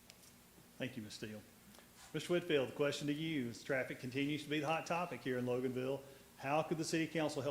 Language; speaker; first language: English; native; English